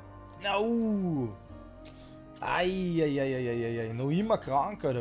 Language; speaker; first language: German; native; German